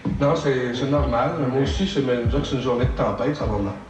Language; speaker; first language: French; native; French